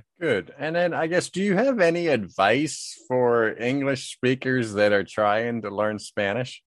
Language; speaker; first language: English; native; English